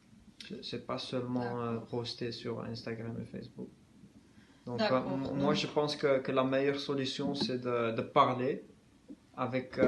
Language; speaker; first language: French; non-native, learner; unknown